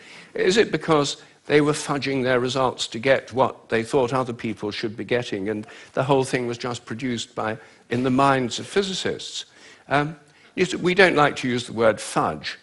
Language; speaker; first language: English; native; English